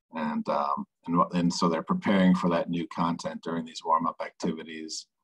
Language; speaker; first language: English; native; English